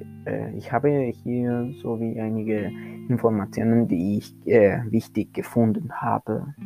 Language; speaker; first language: German; non-native, learner; Spanish